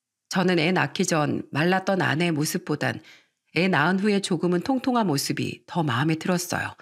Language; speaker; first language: Korean; native; Korean